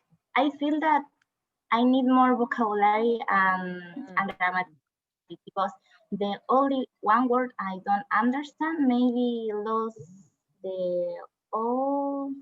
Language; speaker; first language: English; non-native, learner; Spanish